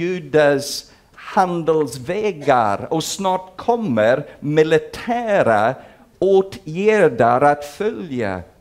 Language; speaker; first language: Swedish; non-native, fluent; English